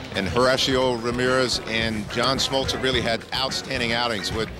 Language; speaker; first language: English; native; English